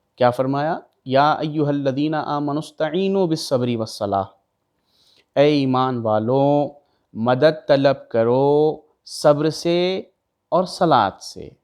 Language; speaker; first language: Urdu; native; Urdu